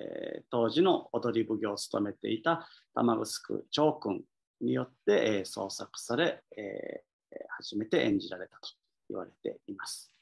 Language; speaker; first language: Japanese; native; Japanese